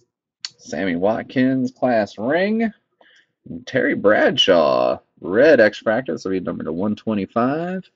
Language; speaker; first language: English; native; English